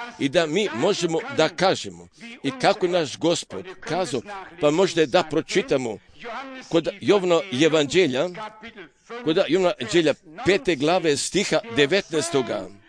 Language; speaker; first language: Croatian; early bilingual, heritage; Serbian